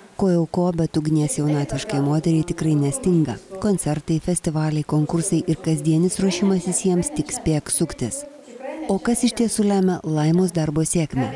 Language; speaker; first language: Lithuanian; native; Lithuanian